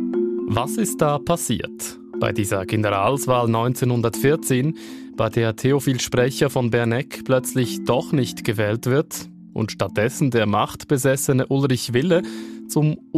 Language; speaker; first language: German; native; German